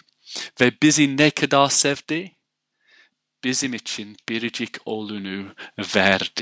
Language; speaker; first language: Turkish; non-native, fluent; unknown